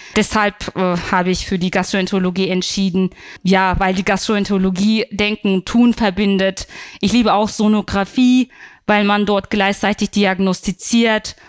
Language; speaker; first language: German; non-native, fluent; Turkish